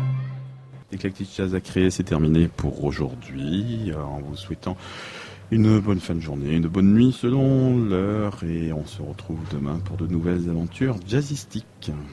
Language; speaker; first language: French; native; French